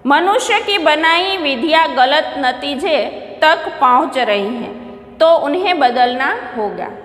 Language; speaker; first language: Hindi; non-native, local second language; Gujarati